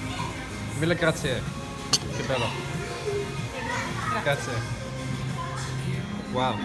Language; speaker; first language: Italian; non-native, learner; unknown